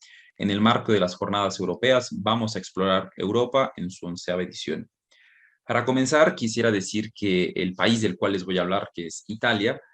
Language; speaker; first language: Spanish; native; Spanish